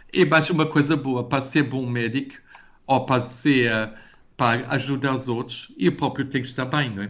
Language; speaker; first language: Portuguese; non-native, fluent; German